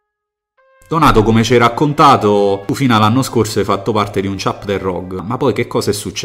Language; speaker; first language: Italian; native; Italian